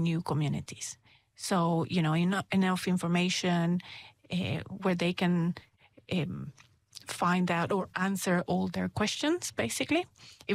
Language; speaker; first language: English; non-native, fluent; Spanish